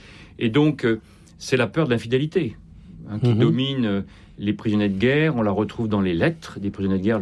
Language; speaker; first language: French; native; French